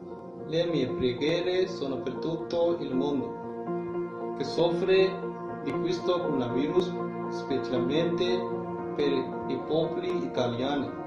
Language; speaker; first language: Italian; non-native, learner; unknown